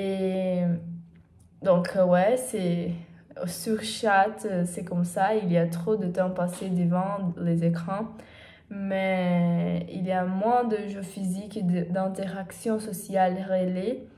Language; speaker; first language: French; non-native, learner; Portuguese